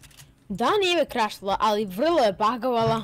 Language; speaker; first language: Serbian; early bilingual, heritage; Serbian